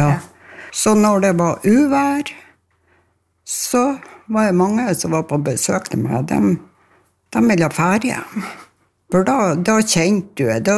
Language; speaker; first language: Norwegian; native; Norwegian